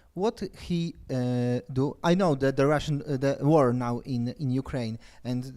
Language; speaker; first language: English; non-native, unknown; Polish